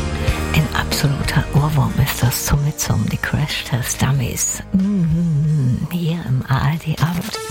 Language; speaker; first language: German; native; German